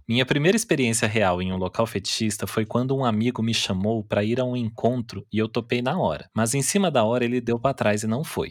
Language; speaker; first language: Portuguese; native; Portuguese